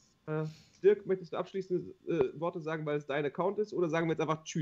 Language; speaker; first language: German; native; German